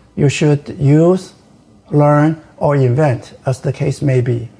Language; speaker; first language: English; non-native, fluent; Chinese